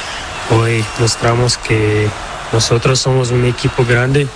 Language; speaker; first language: Spanish; non-native, learner; Portuguese